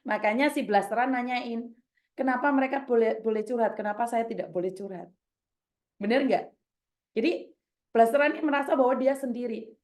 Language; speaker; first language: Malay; non-native, local second language; Javanese